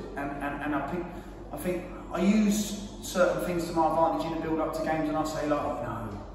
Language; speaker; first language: English; native; English